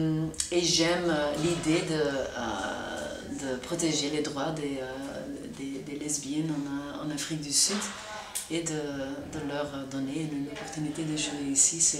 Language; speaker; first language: French; non-native, local second language; Dutch